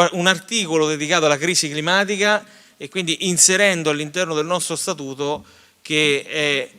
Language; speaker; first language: Italian; native; Italian